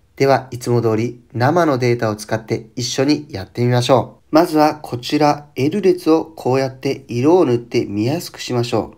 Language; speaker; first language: Japanese; native; Japanese